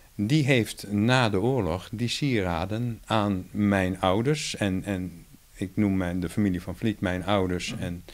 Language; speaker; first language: Dutch; native; Dutch